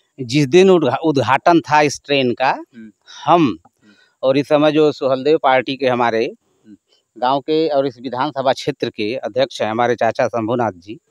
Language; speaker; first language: Hindi; native; Hindi